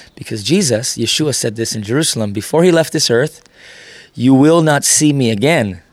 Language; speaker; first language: English; native; English